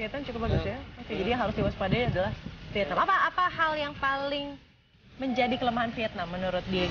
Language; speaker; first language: Indonesian; native; Indonesian